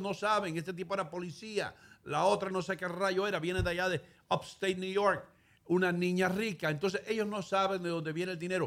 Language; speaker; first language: Spanish; native; Spanish